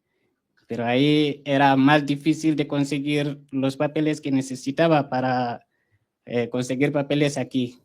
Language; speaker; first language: Spanish; non-native, fluent; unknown